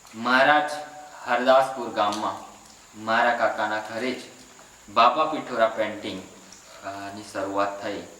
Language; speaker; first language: Gujarati; non-native, local second language; Rathawi